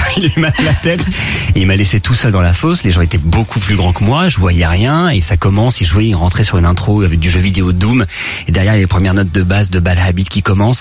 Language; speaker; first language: French; native; French